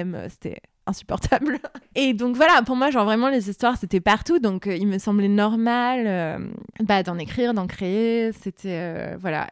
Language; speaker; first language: French; non-native, local second language; Arabic